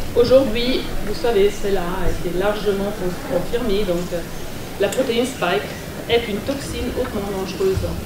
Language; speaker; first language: French; non-native, fluent; German